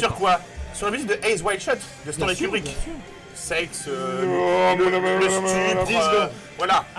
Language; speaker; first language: French; native; French